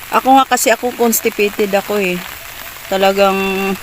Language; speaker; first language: Filipino; non-native, local second language; Waray